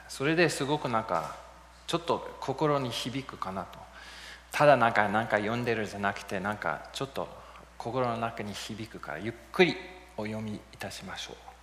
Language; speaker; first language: Japanese; non-native, fluent; English